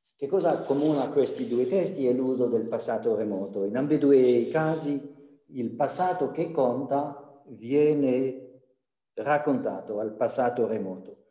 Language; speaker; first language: Italian; non-native, fluent; French